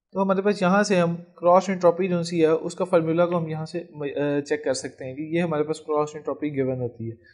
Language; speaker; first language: Urdu; non-native, local second language; Punjabi